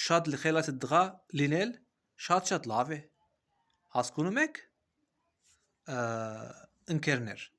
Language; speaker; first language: Armenian; non-native, learner; Azerbaijani